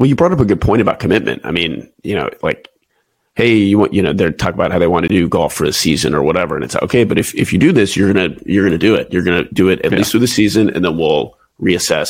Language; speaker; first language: English; native; English